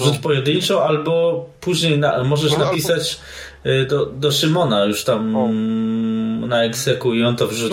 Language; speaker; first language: Polish; native; Polish